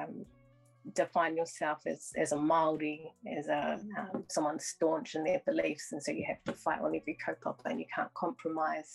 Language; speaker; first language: English; native; English